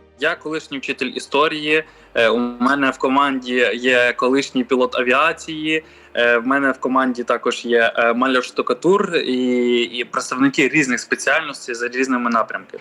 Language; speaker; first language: Ukrainian; native; Ukrainian